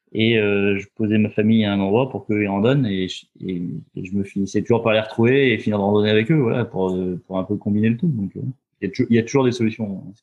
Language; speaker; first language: French; native; French